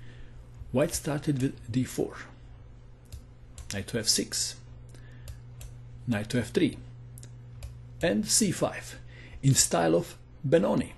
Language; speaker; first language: English; non-native, fluent; Croatian